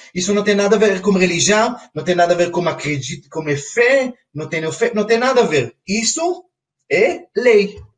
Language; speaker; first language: Portuguese; non-native, fluent; Hebrew